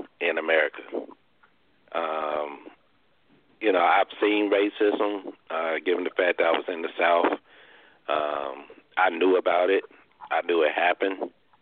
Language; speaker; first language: English; native; English